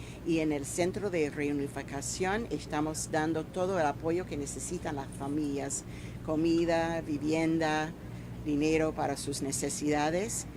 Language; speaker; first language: Spanish; non-native, fluent; English